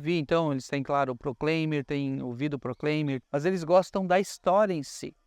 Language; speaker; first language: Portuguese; native; Portuguese